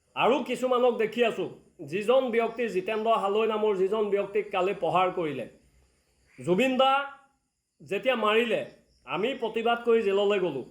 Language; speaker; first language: Assamese; native; Assamese